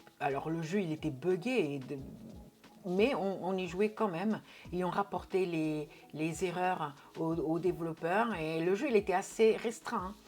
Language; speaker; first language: French; non-native, fluent; Portuguese